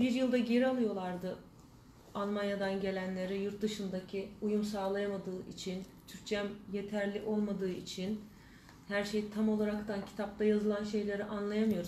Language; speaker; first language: Turkish; early bilingual, heritage; Turkish